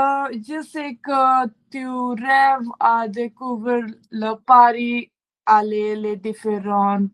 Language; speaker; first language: French; non-native, learner; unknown